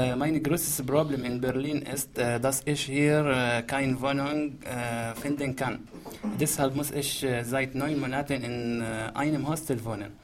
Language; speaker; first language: German; non-native, learner; Arabic